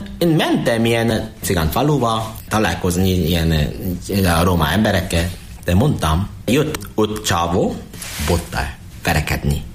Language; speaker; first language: Hungarian; non-native, learner; Korean